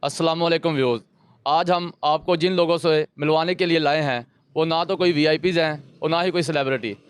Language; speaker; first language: Urdu; non-native, local second language; Punjabi